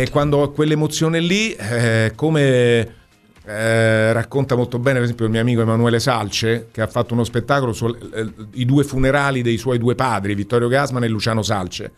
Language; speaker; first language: Italian; native; Italian